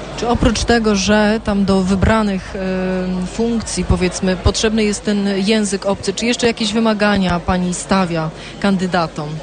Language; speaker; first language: Polish; native; Polish